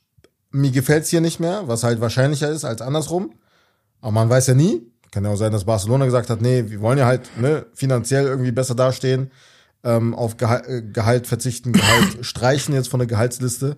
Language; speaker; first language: German; native; German